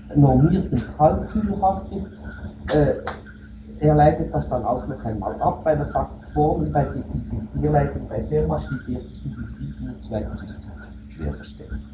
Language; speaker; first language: German; native; German